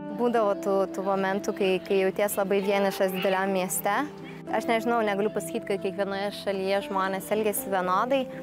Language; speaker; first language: Lithuanian; native; Lithuanian